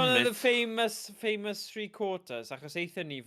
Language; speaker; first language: Welsh; native; Welsh